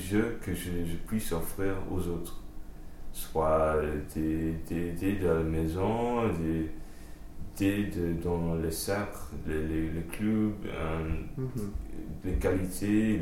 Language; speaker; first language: French; non-native, fluent; English